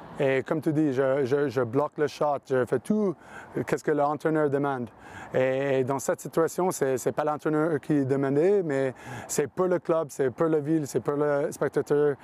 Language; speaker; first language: French; non-native, learner; English